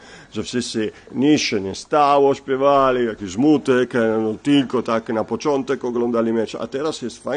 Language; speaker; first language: Polish; non-native, fluent; Italian